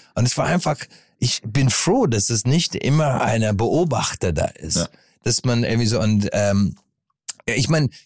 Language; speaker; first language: German; non-native, fluent; English